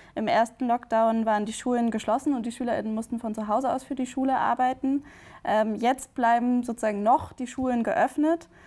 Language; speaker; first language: German; native; German